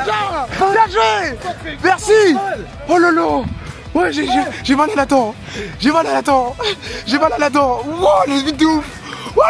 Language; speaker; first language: French; native; French